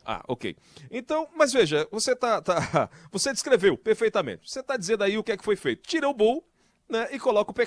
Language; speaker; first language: Portuguese; native; Portuguese